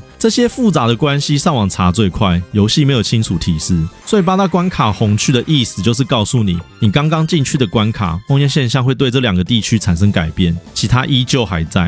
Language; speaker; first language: Chinese; native; Chinese